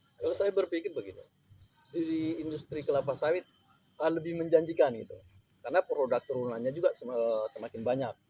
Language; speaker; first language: Indonesian; native; Indonesian